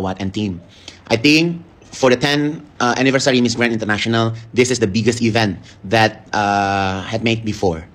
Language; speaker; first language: English; non-native, learner; Indonesian